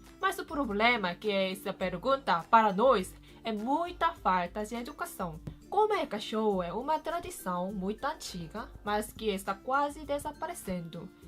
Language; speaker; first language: Portuguese; non-native, fluent; Korean